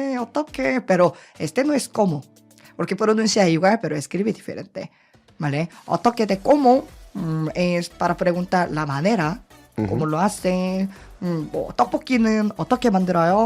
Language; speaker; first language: Spanish; non-native, learner; Korean